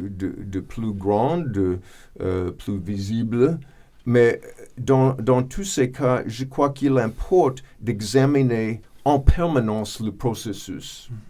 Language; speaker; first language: French; non-native, fluent; English